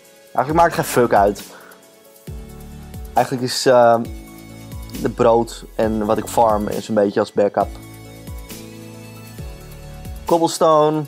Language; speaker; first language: Dutch; native; Dutch